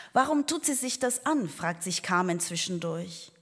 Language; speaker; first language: German; non-native, fluent; Portuguese